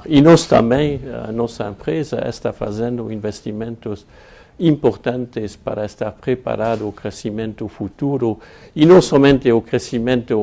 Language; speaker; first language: Portuguese; non-native, fluent; French